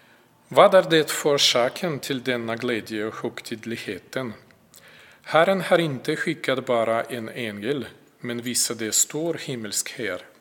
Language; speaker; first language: Swedish; non-native, fluent; Russian